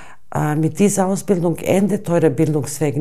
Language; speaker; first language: German; non-native, fluent; Bosnian